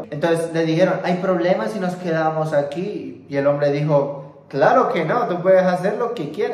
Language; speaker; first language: Spanish; native; Spanish